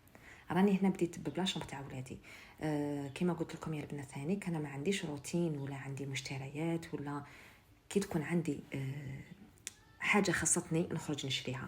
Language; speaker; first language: Arabic; native; Arabic